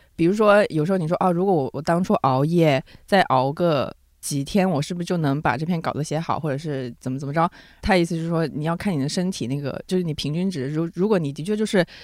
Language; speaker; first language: Chinese; non-native, local second language; Cantonese